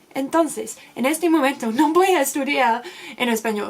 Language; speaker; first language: Spanish; non-native, learner; English